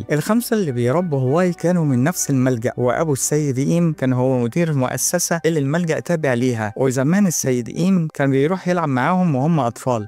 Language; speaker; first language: Arabic; native; Arabic